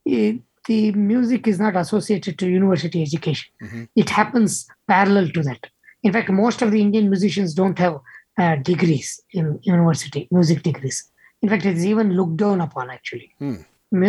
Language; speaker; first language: English; non-native, local second language; Kannada